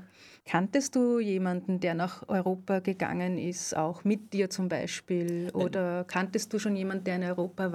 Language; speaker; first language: German; native; German